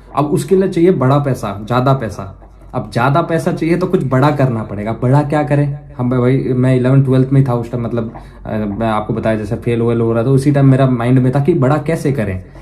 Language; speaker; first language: Hindi; native; Hindi